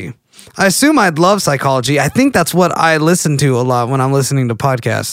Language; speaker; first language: English; native; English